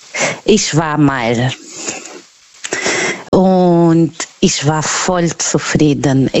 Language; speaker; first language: German; non-native, learner; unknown